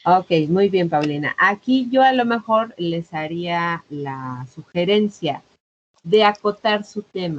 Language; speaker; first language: Spanish; native; Spanish